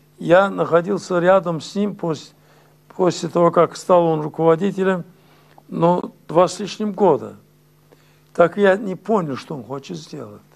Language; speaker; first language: Russian; non-native, local second language; Azerbaijani